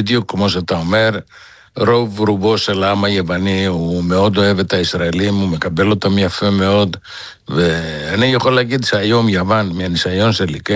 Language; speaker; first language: Hebrew; non-native, fluent; Greek